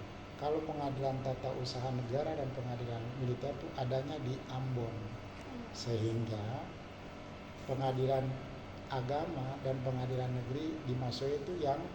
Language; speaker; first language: Indonesian; native; Indonesian